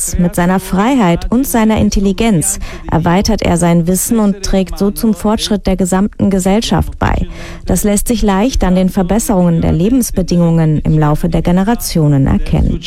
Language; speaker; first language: German; native; German